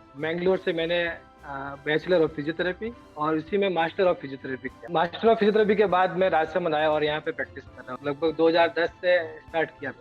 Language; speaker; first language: Hindi; native; Hindi